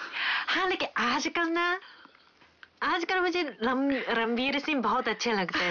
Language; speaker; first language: Hindi; non-native, fluent; Japanese